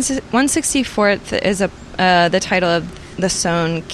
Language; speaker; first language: English; native; English